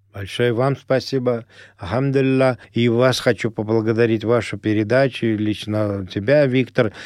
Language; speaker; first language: Russian; non-native, local second language; Azerbaijani